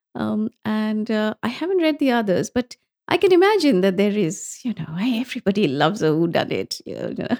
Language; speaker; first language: English; non-native, local second language; Bangla